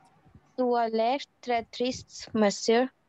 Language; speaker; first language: French; non-native, learner; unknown